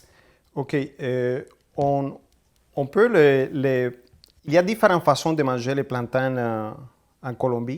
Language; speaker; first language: French; non-native, fluent; Spanish